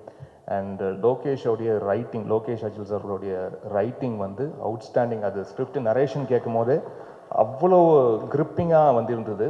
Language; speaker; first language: Tamil; native; Tamil